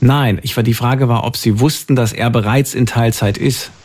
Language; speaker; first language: German; native; German